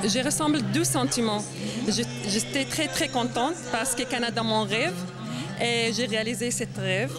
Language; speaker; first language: French; non-native, learner; Arabic